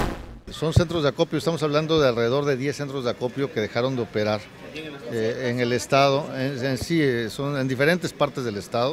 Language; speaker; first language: Spanish; native; Spanish